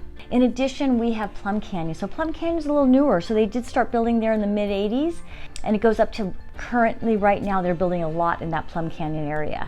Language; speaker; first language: English; native; English